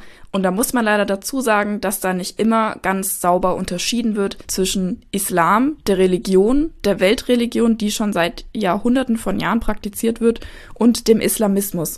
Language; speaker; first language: German; native; German